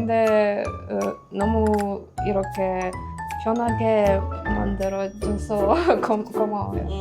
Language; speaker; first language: Korean; non-native, learner; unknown